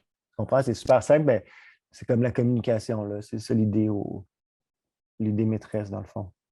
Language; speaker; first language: French; native; French